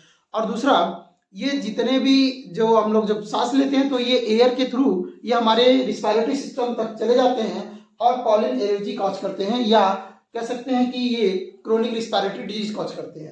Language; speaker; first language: Hindi; native; Hindi